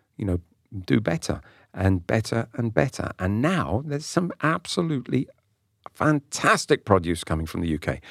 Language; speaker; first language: English; non-native, local second language; French